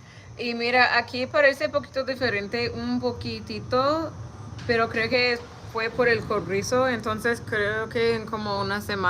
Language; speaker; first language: Spanish; non-native, learner; English